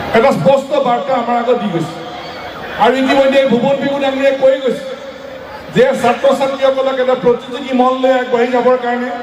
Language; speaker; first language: Assamese; native; Assamese